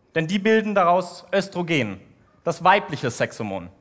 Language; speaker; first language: German; native; German